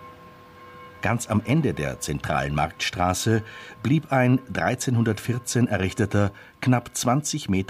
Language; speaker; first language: German; native; German